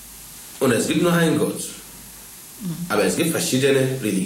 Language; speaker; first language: German; non-native, fluent; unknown